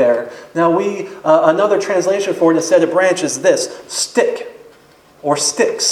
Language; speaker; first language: English; native; English